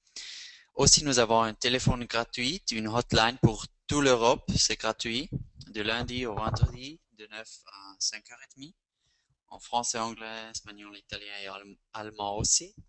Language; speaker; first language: French; non-native, fluent; Spanish